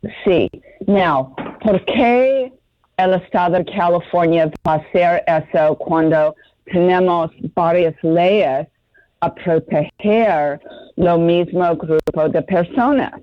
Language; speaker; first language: Spanish; non-native, learner; English